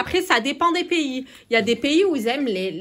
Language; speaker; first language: French; native; French